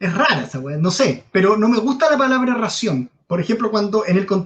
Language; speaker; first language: Spanish; native; Spanish